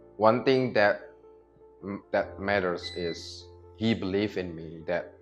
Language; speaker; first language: English; non-native, fluent; Indonesian